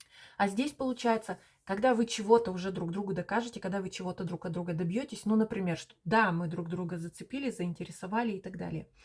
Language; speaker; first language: Russian; native; Russian